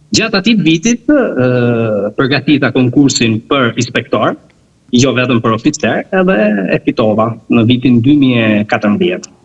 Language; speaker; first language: Albanian; early bilingual, heritage; Albanian